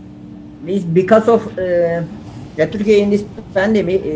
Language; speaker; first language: English; non-native, learner; Turkish